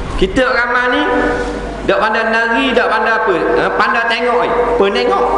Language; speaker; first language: Malay; native; Malay